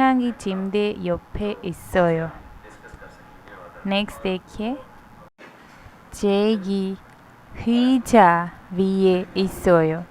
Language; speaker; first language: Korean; non-native, fluent; Hindi